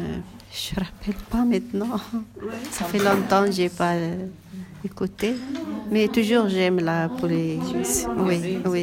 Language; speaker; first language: French; non-native, learner; Arabic